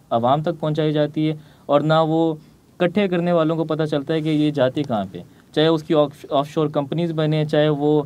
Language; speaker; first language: Urdu; non-native, local second language; Punjabi